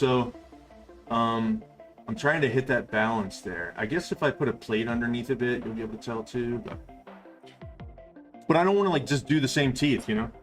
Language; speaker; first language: English; native; English